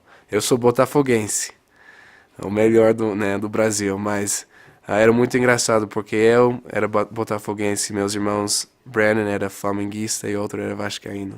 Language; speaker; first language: Portuguese; non-native, fluent; English